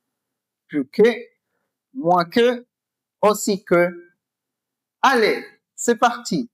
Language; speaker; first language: French; non-native, fluent; Spanish